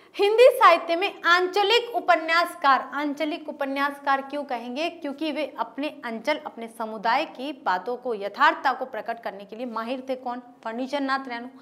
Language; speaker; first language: Hindi; native; Hindi